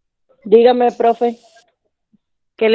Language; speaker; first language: Spanish; native; Spanish